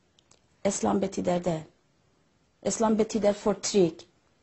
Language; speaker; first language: Swedish; non-native, learner; Persian